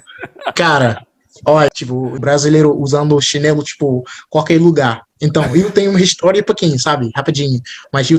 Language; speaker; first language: Portuguese; non-native, fluent; English